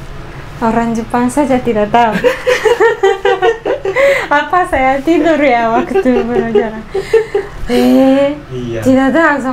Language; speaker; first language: Indonesian; non-native, learner; Japanese